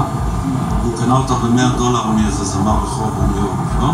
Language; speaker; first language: Hebrew; native; Hebrew